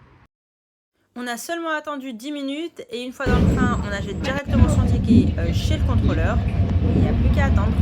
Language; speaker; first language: French; native; French